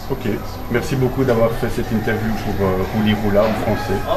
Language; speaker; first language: French; native; French